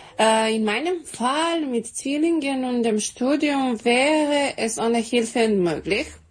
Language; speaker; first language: German; non-native, learner; Serbian